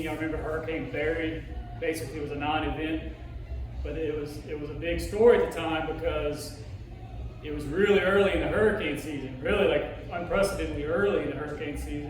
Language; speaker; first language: English; native; English